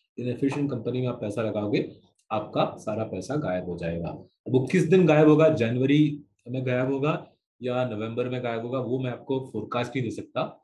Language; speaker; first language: Hindi; non-native, local second language; Bangla